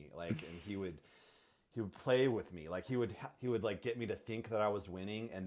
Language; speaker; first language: English; native; English